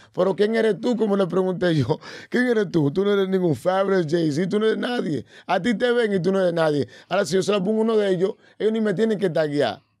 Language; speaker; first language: Spanish; early bilingual, heritage; Spanish